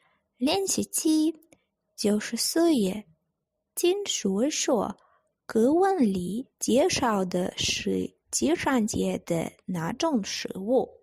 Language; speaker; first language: Chinese; non-native, fluent; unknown